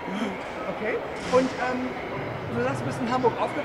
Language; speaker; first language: German; native; German